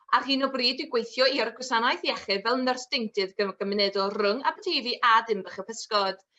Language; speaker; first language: Welsh; non-native, local second language; English